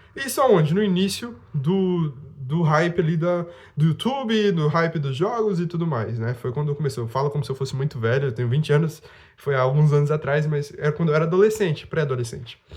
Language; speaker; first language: Portuguese; native; Portuguese